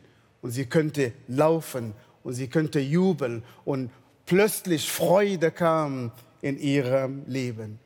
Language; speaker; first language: German; non-native, fluent; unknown